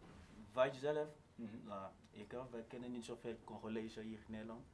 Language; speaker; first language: Dutch; non-native, learner; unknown